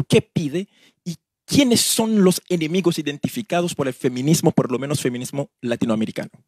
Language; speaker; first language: Spanish; native; Spanish